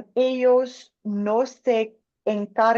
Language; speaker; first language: Spanish; non-native, learner; English